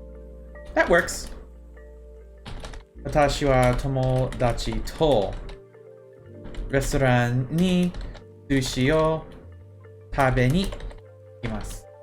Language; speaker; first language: Japanese; non-native, learner; English